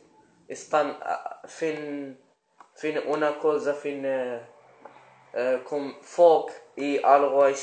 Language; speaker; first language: Catalan; non-native, learner; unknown